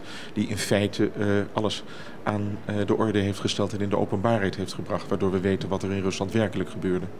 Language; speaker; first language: Dutch; native; Dutch